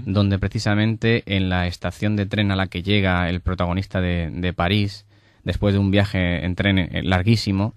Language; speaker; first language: Spanish; native; Spanish